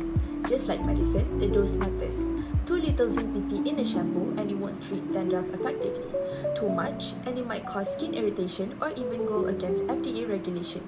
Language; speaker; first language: English; non-native, local second language; Malay